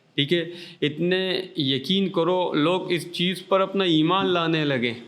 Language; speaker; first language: Urdu; non-native, local second language; Baluchi